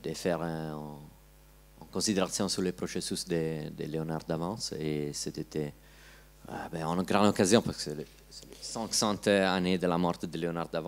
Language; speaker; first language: French; non-native, learner; Italian